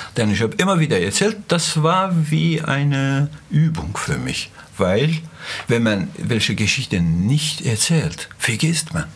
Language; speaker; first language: German; non-native, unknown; Azerbaijani